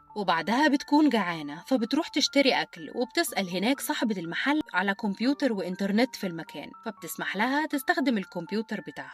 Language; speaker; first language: Arabic; native; Arabic